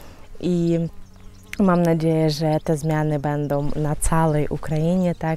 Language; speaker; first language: Polish; non-native, fluent; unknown